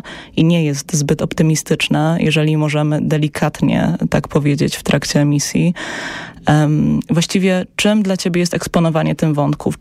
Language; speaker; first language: Polish; native; Polish